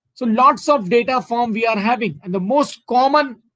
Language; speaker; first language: English; non-native, local second language; Hindi